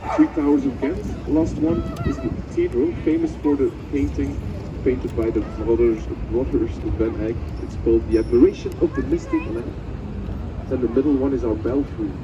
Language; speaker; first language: English; non-native, fluent; Dutch